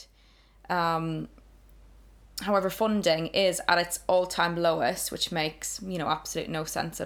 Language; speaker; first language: English; native; English